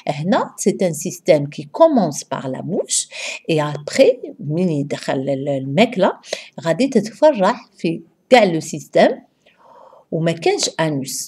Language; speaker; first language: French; non-native, local second language; Arabic